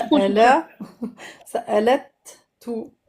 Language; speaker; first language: French; native; French